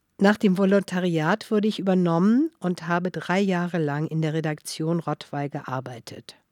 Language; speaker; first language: German; non-native, fluent; Russian